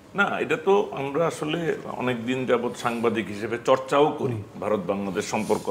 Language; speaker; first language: Bangla; native; Bangla